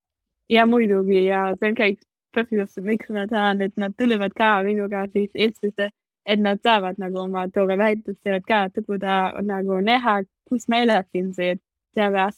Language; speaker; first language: Estonian; non-native, learner; German